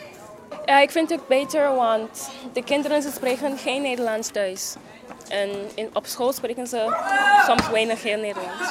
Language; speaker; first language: Dutch; non-native, local second language; English